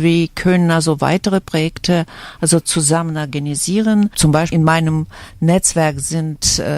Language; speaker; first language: German; non-native, fluent; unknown